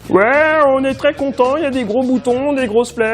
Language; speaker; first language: French; native; French